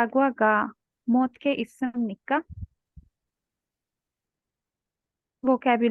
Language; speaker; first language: Korean; non-native, learner; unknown